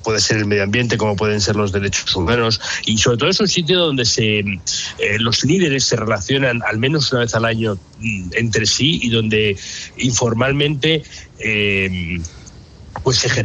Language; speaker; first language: Spanish; native; Spanish